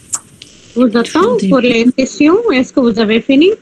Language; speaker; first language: French; non-native, learner; Tamil